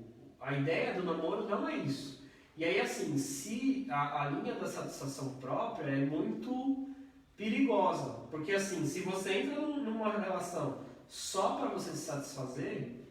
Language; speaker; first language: Portuguese; native; Portuguese